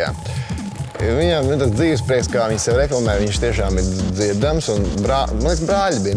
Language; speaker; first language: Latvian; native; Latvian